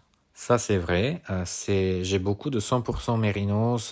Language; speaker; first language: French; non-native, fluent; Italian